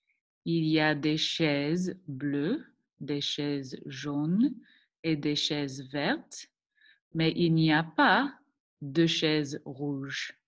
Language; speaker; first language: French; non-native, fluent; English